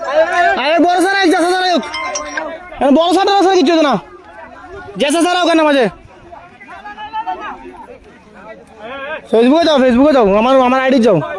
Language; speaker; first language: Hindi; non-native, learner; Bangla